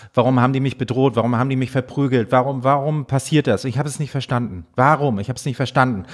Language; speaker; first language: German; native; German